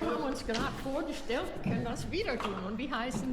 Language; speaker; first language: German; early bilingual, heritage; German